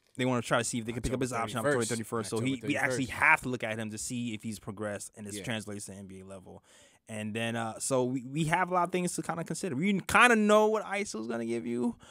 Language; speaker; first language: English; native; English